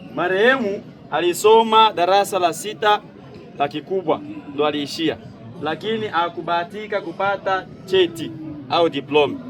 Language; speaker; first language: Swahili; non-native, local second language; Bembe